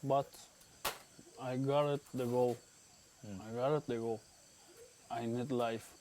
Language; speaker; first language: English; non-native, learner; Persian